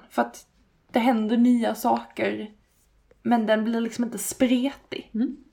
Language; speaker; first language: Swedish; native; Swedish